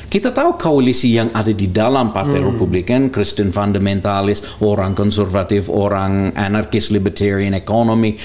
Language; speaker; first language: Indonesian; non-native, fluent; English